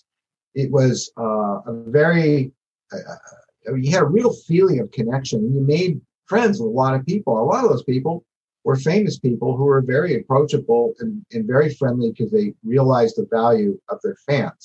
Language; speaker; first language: English; native; English